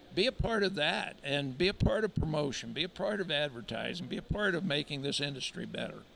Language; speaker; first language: English; native; English